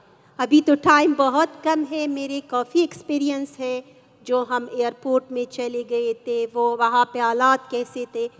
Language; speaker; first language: Hindi; non-native, fluent; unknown